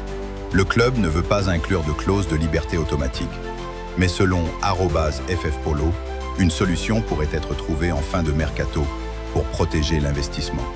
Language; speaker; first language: French; native; French